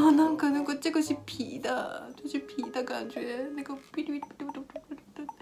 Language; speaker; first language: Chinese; non-native, fluent; Japanese